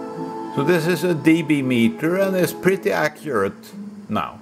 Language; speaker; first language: English; non-native, fluent; Swedish